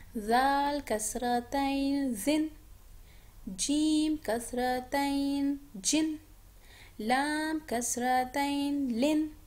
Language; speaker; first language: Urdu; native; Urdu